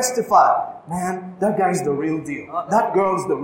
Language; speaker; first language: English; non-native, local second language; Malayalam